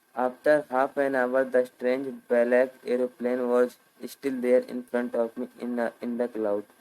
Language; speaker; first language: English; non-native, local second language; Hindi